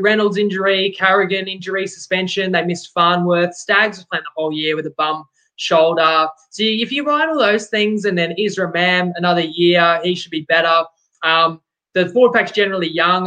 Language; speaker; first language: English; native; English